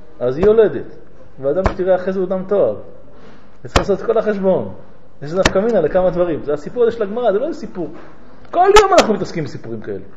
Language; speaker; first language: Hebrew; non-native, fluent; French